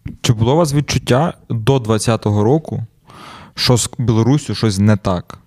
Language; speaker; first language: Ukrainian; native; Ukrainian